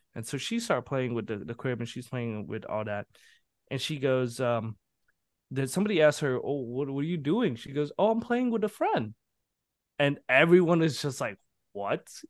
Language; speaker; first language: English; early bilingual, other home language; Vietnamese